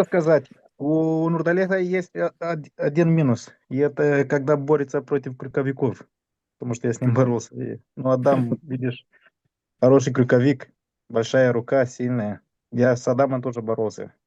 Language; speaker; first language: Russian; non-native, fluent; Romanian